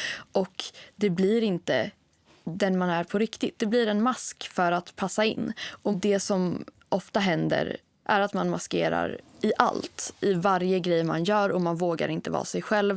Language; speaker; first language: Swedish; native; Swedish